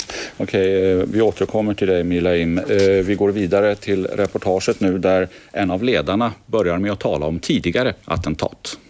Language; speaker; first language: Swedish; native; Swedish